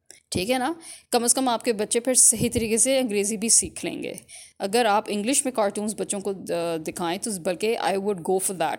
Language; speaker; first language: Urdu; early bilingual, other home language; English